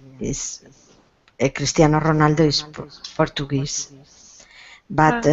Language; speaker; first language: English; non-native, learner; Spanish